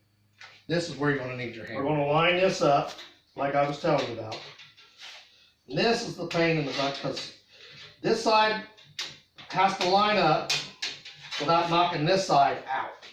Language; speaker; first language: English; native; English